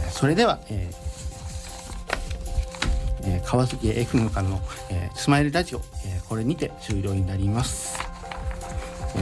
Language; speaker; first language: Japanese; native; Japanese